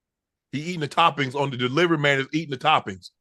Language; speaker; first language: English; native; English